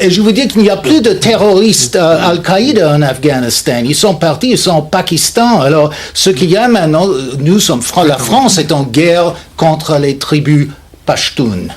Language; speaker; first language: French; non-native, fluent; English